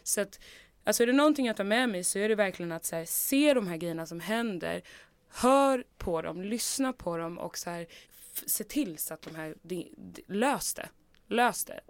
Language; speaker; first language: Swedish; native; Swedish